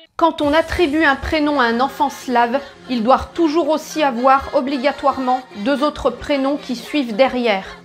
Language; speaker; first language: French; native; French